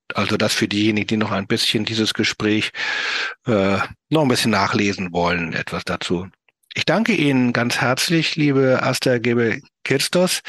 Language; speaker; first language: German; native; German